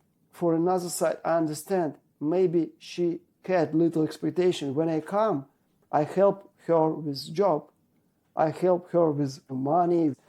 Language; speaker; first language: English; non-native, learner; Ukrainian